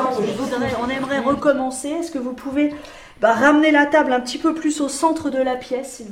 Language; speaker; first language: French; native; French